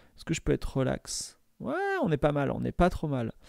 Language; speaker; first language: French; native; French